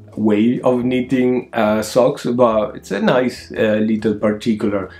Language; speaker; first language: English; non-native, fluent; Italian